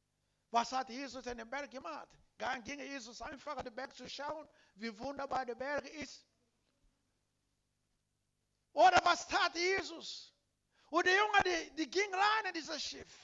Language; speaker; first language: German; non-native, learner; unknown